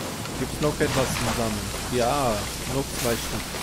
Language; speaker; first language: German; non-native, fluent; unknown